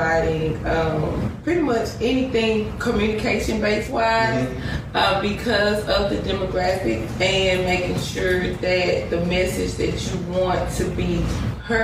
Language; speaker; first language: English; native; English